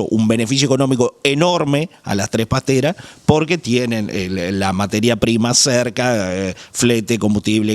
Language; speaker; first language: Spanish; native; Spanish